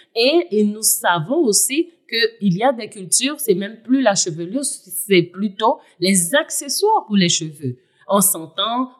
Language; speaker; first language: French; native; French